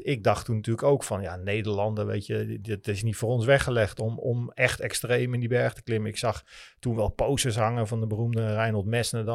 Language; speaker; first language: Dutch; native; Dutch